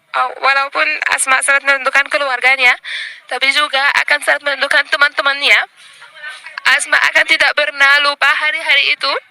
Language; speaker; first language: Indonesian; non-native, learner; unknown